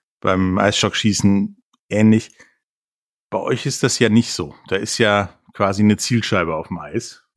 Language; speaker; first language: German; native; German